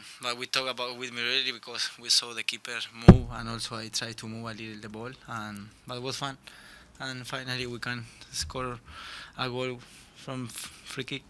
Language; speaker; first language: English; non-native, learner; Spanish